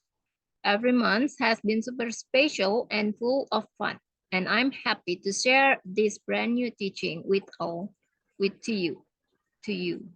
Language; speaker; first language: English; non-native, fluent; Indonesian